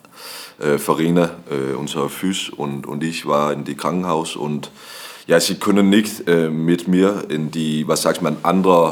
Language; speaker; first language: German; non-native, learner; Danish